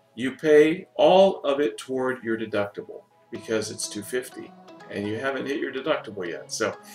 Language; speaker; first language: English; native; English